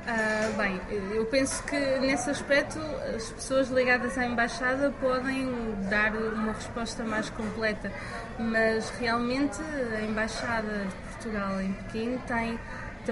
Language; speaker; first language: Portuguese; native; Portuguese